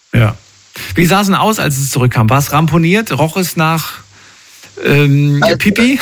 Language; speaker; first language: German; native; German